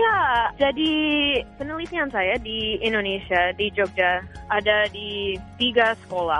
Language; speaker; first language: Indonesian; non-native, fluent; English